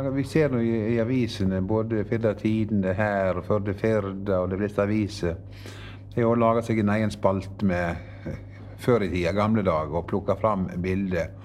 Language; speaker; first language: Norwegian; native; Norwegian